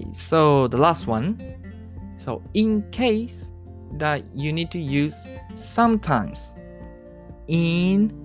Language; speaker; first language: English; non-native, fluent; Japanese